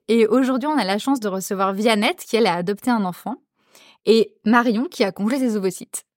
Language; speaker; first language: French; native; French